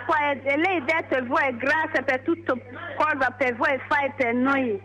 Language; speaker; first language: Italian; non-native, learner; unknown